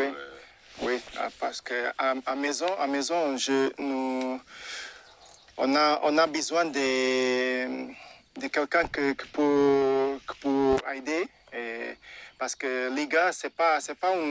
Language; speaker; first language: French; non-native, fluent; Portuguese